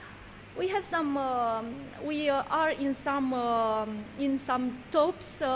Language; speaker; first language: English; non-native, learner; Romanian